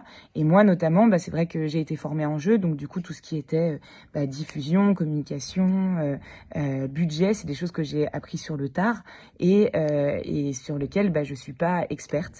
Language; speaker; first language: French; native; French